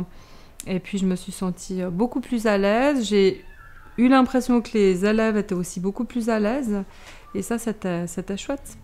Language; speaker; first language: French; native; French